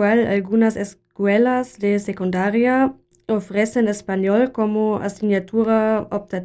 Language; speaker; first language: Spanish; non-native, learner; German